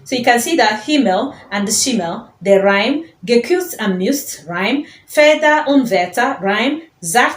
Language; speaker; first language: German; non-native, fluent; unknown